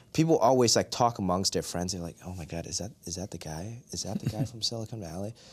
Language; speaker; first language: English; non-native, local second language; Cantonese